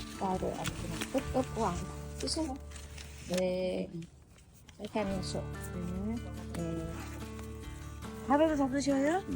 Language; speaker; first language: Korean; non-native, learner; Thai